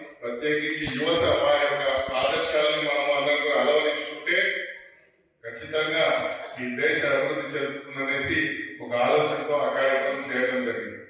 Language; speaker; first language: Telugu; native; Telugu